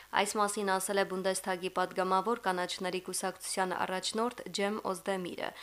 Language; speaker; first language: Armenian; native; Armenian